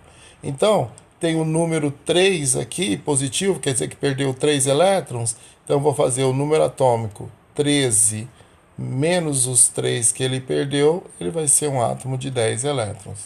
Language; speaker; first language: Portuguese; native; Portuguese